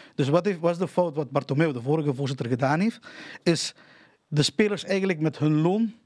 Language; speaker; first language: Dutch; non-native, fluent; Spanish